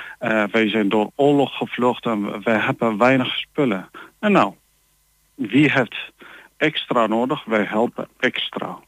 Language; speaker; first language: Dutch; non-native, learner; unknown